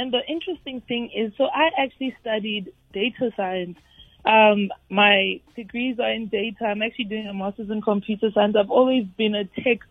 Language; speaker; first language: English; non-native, local second language; Venda